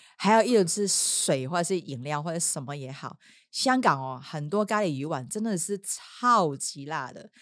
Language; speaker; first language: Chinese; non-native, local second language; Cantonese